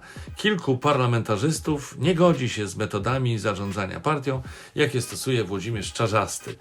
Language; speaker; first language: Polish; native; Polish